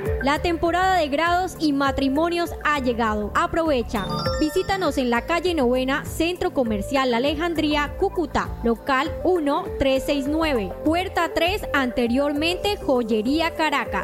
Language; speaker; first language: Spanish; native; Spanish